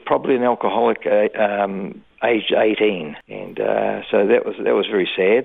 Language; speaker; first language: English; native; English